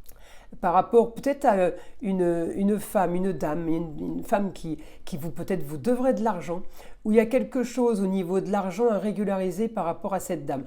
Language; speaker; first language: French; native; French